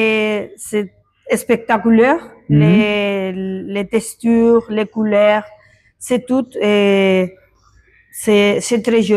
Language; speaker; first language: French; non-native, learner; Spanish